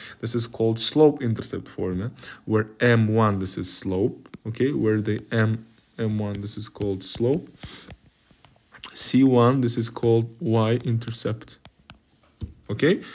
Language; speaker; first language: English; non-native, fluent; Kazakh